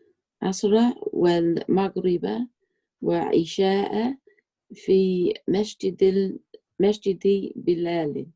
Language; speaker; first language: Arabic; non-native, learner; Urdu